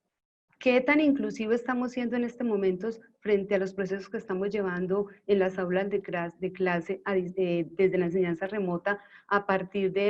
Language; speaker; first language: Spanish; native; Spanish